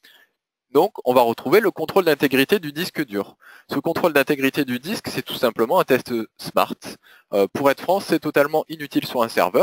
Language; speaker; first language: French; native; French